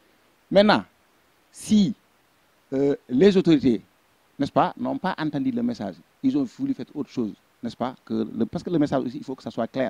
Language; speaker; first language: French; non-native, local second language; Fula